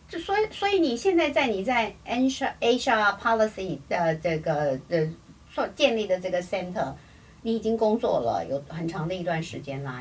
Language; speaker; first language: Chinese; native; Chinese